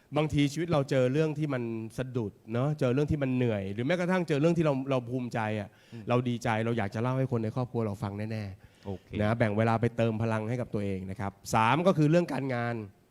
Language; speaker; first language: Thai; native; Thai